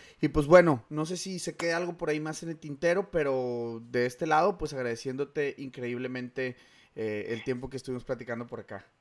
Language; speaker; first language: Spanish; native; Spanish